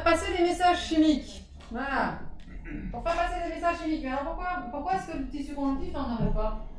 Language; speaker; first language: French; native; French